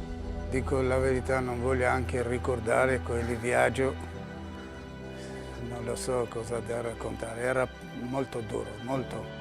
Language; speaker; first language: Italian; non-native, learner; Armenian